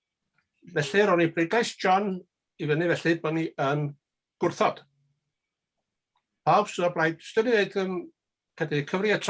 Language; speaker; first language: Welsh; native; Welsh